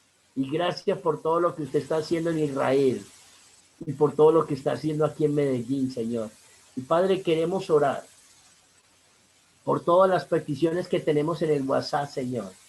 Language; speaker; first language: Spanish; native; Spanish